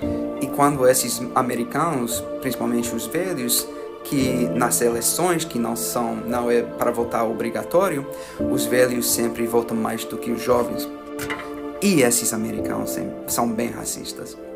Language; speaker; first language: Portuguese; non-native, fluent; English